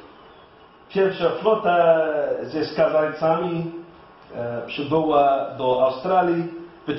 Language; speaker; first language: Polish; non-native, learner; English